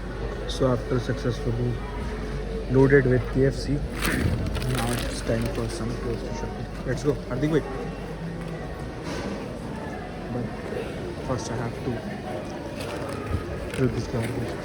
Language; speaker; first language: English; non-native, local second language; Hindi